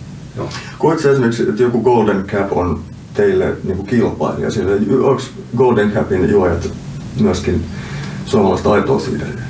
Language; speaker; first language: Finnish; native; Finnish